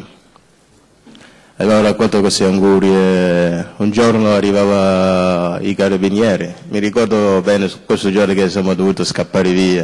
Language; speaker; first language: Italian; non-native, fluent; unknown